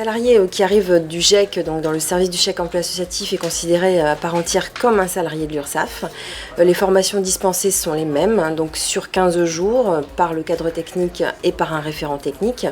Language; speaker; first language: French; native; French